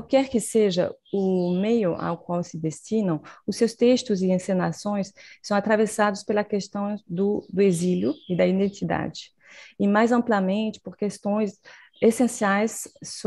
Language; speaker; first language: Portuguese; non-native, fluent; French